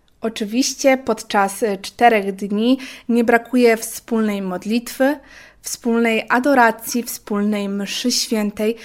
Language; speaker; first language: Polish; native; Polish